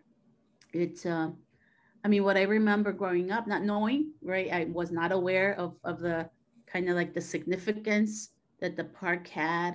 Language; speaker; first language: English; native; English